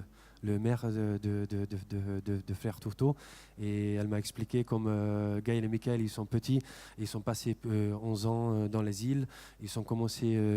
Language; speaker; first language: French; non-native, fluent; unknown